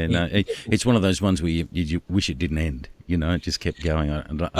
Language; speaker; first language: English; native; English